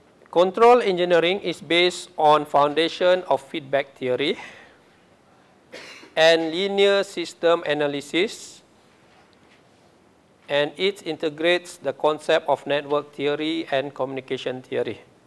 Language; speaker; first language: English; non-native, local second language; Malay